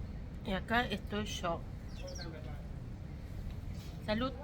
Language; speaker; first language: Spanish; non-native, learner; Russian